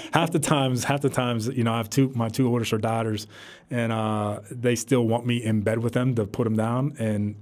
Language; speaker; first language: English; native; English